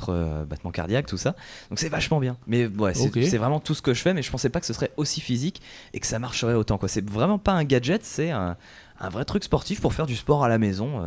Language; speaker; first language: French; native; French